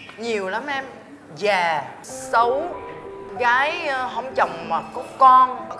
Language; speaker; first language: Vietnamese; native; Vietnamese